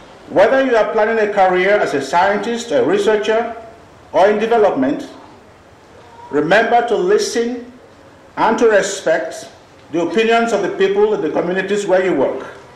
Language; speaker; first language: English; non-native, local second language; Igbo